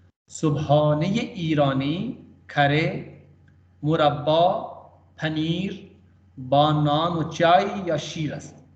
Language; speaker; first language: Persian; non-native, fluent; Urdu